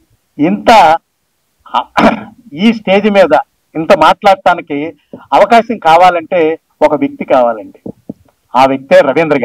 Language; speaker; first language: Telugu; native; Telugu